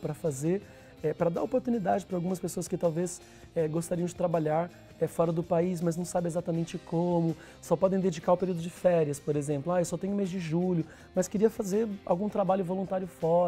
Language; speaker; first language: Portuguese; native; Portuguese